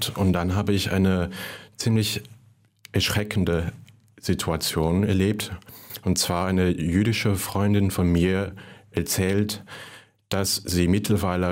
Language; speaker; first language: German; non-native, fluent; Cantonese